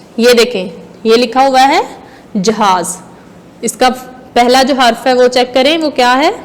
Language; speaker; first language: Hindi; non-native, local second language; Punjabi